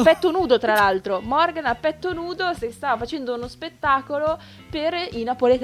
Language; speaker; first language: Italian; native; Italian